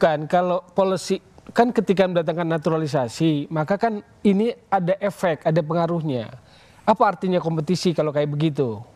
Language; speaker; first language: Indonesian; native; Indonesian